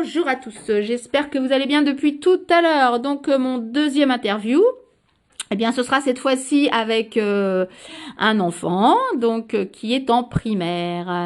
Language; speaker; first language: French; native; French